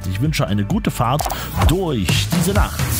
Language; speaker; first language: German; native; German